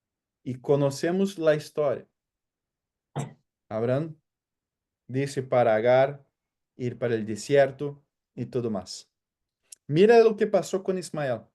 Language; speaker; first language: Spanish; non-native, fluent; Portuguese